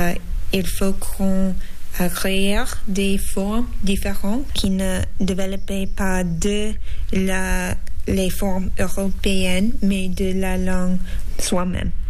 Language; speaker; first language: French; non-native, learner; English